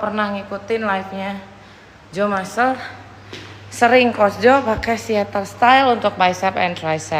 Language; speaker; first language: Indonesian; native; Indonesian